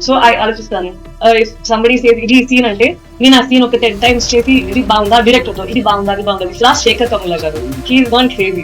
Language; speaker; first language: Telugu; non-native, fluent; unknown